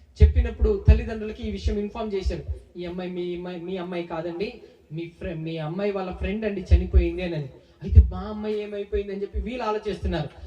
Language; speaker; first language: Telugu; native; Telugu